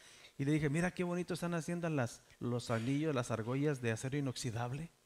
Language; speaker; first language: Spanish; native; Spanish